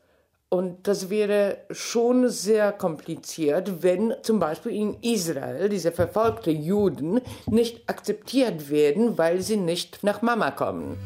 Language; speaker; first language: German; non-native, fluent; Polish